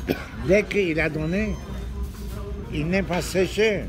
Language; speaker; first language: French; non-native, learner; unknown